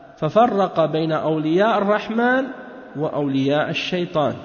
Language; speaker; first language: Arabic; non-native, fluent; French